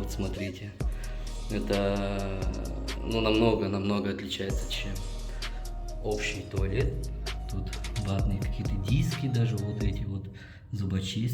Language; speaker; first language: Russian; native; Russian